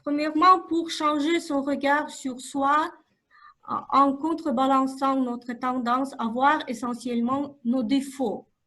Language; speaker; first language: French; non-native, fluent; Russian